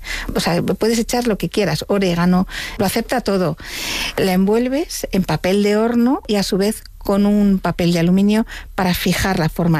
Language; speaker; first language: Spanish; native; Spanish